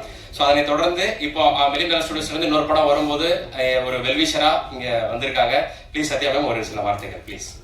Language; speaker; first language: Tamil; native; Tamil